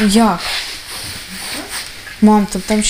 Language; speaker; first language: Swedish; non-native, learner; Russian